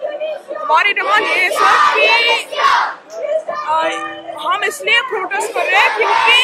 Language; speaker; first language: Hindi; early bilingual, other home language; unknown